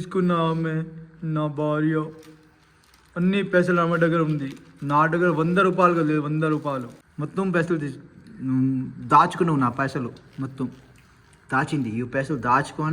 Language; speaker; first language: Telugu; non-native, learner; Hindi